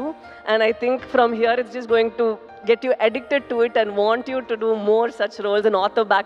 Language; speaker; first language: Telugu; non-native, fluent; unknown